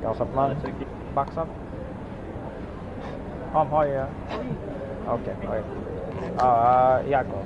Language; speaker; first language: Cantonese; non-native, learner; English